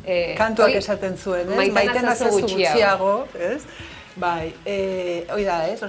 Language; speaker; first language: Basque; native; Basque